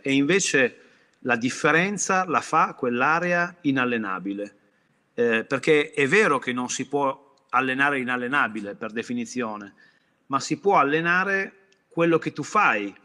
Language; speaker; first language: Italian; native; Italian